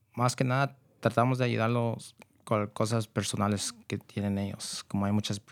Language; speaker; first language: Spanish; early bilingual, heritage; Spanish